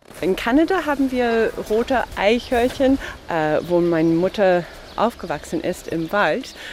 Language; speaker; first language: German; non-native, fluent; English